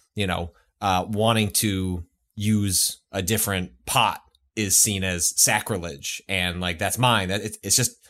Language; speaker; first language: English; native; English